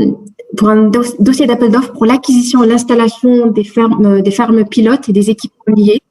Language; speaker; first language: French; non-native, local second language; Arabic